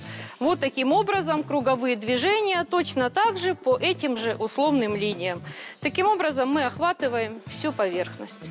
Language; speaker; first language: Russian; native; Russian